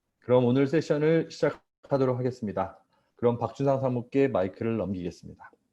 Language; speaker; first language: Korean; native; Korean